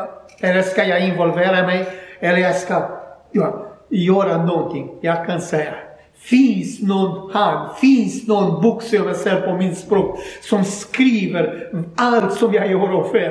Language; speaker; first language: Swedish; non-native, learner; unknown